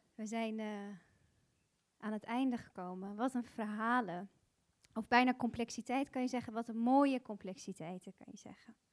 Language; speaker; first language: Dutch; early bilingual, other home language; Bosnian